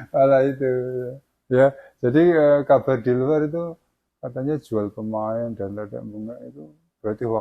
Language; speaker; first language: Indonesian; native; Indonesian